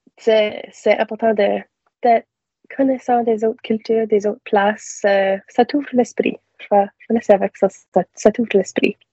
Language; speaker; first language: French; non-native, local second language; English